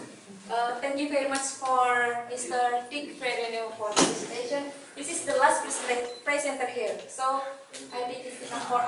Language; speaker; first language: English; non-native, learner; Indonesian